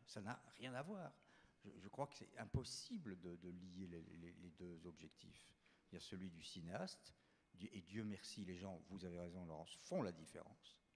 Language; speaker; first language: French; native; French